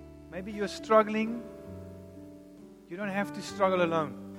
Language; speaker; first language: English; non-native, local second language; Afrikaans